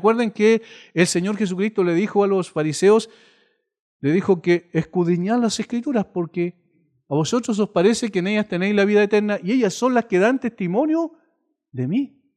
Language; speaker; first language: Spanish; native; Spanish